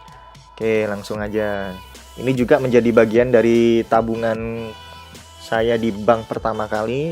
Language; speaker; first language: Indonesian; native; Indonesian